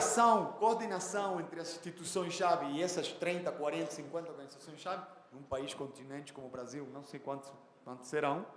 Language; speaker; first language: Portuguese; non-native, fluent; Spanish